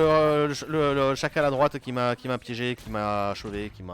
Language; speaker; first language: French; native; French